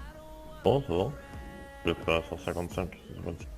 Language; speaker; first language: French; native; French